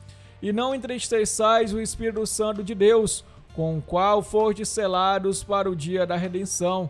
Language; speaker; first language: Portuguese; native; Portuguese